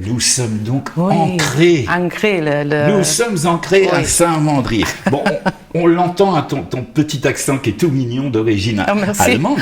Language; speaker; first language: French; native; French